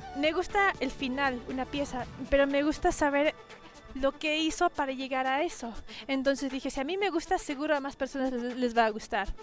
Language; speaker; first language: Spanish; early bilingual, heritage; Spanish